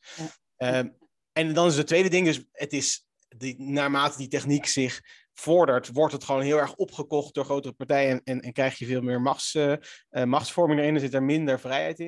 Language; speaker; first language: Dutch; native; Dutch